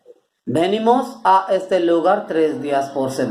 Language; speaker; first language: Spanish; non-native, learner; Bangla